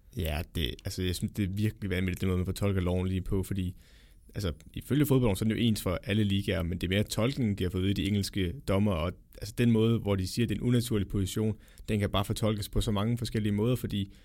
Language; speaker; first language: Danish; native; Danish